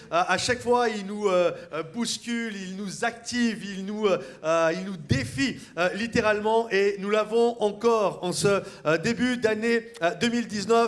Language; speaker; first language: French; native; French